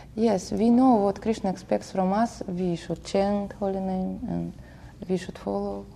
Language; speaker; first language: English; non-native, learner; Russian